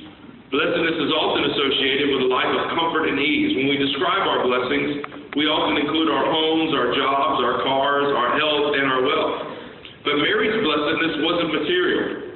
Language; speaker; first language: English; native; English